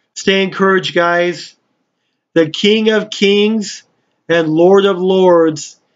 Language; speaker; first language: English; native; English